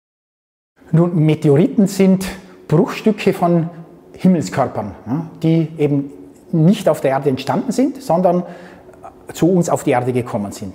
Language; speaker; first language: German; native; German